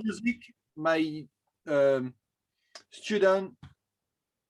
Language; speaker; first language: English; non-native, learner; French